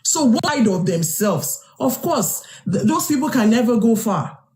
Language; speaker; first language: English; non-native, local second language; Yoruba